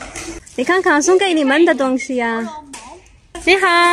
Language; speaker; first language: Chinese; non-native, learner; Urdu